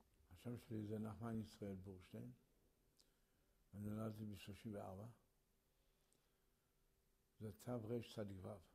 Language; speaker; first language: Hebrew; early bilingual, other home language; Yiddish